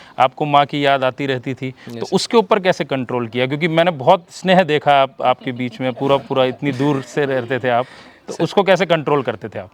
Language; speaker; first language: Hindi; native; Hindi